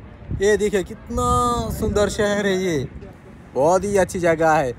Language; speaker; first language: Hindi; non-native, learner; Bangla